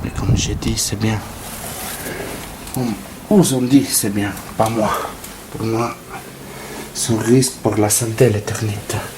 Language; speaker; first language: French; non-native, learner; Italian